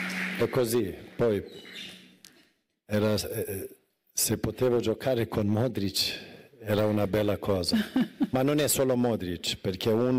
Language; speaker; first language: Italian; non-native, fluent; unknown